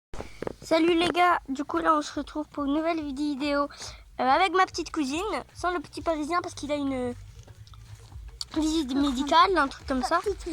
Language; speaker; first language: French; native; French